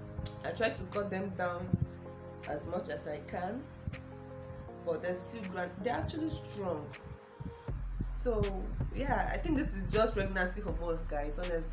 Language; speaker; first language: English; non-native, local second language; Igbo